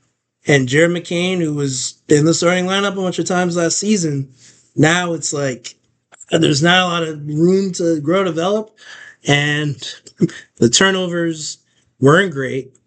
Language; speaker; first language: English; native; English